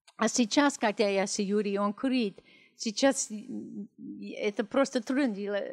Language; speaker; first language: Russian; non-native, learner; English